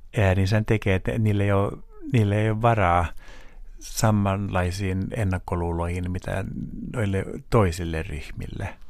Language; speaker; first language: Finnish; non-native, local second language; Swedish